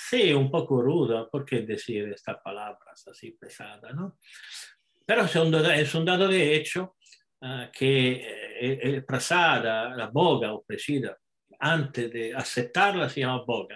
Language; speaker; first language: Spanish; non-native, fluent; Italian